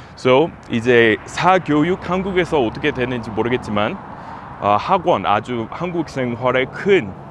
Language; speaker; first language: Korean; non-native, fluent; English